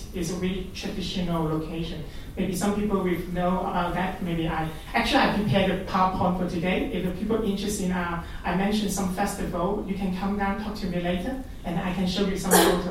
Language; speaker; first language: English; non-native, local second language; Cantonese